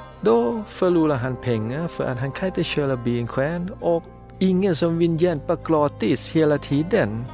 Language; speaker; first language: Swedish; non-native, fluent; Thai